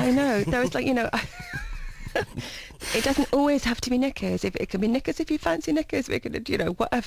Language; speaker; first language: English; native; English